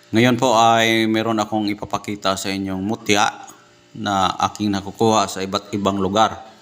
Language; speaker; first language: Filipino; non-native, local second language; Cebuano